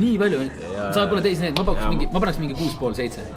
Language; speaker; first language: Estonian; native; Estonian